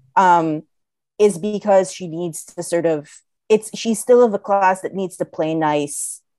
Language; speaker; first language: English; non-native, fluent; Hebrew